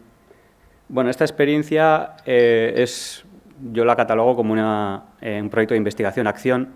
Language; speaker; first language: Spanish; native; Spanish